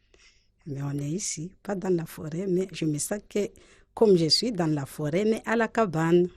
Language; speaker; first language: French; non-native, learner; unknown